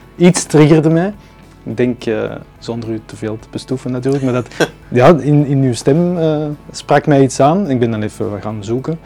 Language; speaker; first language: Dutch; native; Dutch